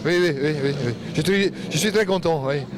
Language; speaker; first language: French; non-native, local second language; Dutch